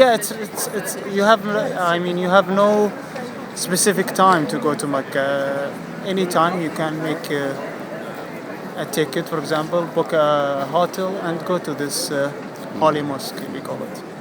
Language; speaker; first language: English; non-native, fluent; Arabic